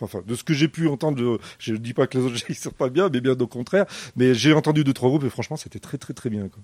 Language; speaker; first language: French; native; French